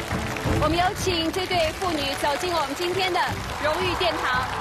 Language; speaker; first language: Chinese; native; Chinese